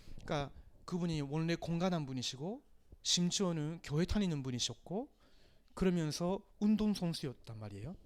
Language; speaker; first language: Korean; non-native, fluent; Japanese